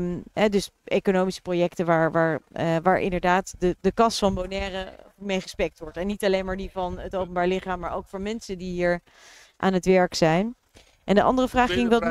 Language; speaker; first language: Dutch; native; Dutch